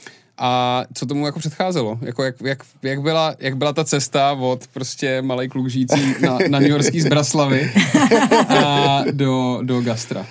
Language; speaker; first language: Czech; native; Czech